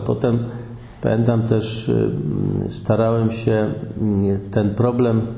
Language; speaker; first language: Polish; native; Polish